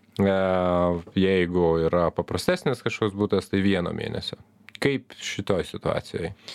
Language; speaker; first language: Lithuanian; native; Lithuanian